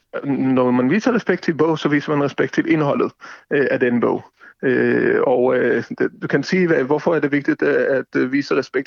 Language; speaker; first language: Danish; non-native, fluent; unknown